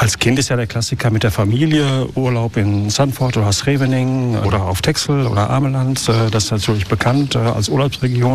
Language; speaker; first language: German; native; German